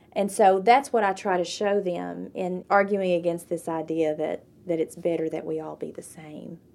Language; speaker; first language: English; native; English